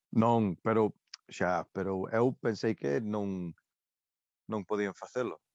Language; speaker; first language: Galician; non-native, local second language; Spanish